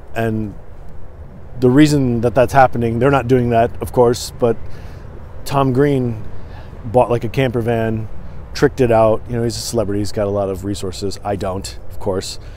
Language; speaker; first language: English; native; English